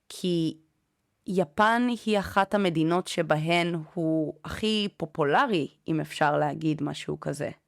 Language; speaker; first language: Hebrew; native; Hebrew